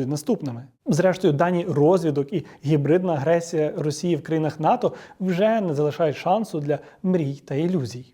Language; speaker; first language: Ukrainian; native; Ukrainian